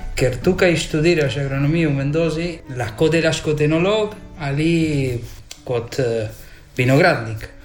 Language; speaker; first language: Slovenian; early bilingual, heritage; Slovenian